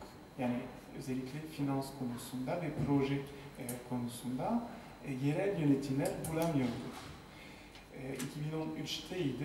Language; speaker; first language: Turkish; non-native, fluent; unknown